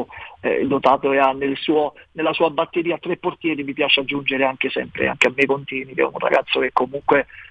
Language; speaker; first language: Italian; native; Italian